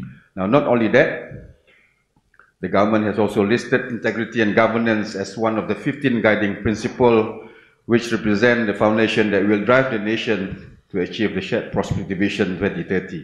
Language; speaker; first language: English; non-native, local second language; Malay